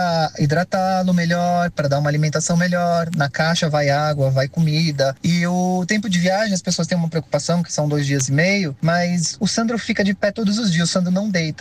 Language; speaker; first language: Portuguese; native; Portuguese